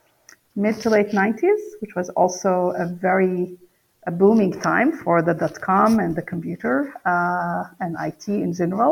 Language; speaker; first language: English; non-native, fluent; Arabic